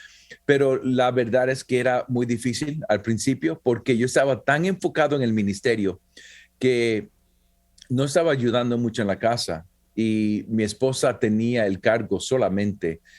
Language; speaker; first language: Spanish; early bilingual, heritage; Spanish